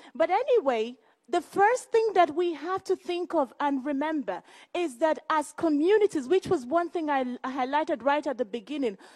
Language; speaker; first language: English; non-native, local second language; Igbo